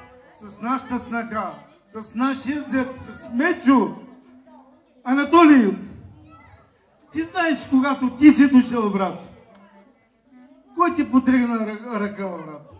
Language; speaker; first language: Bulgarian; non-native, local second language; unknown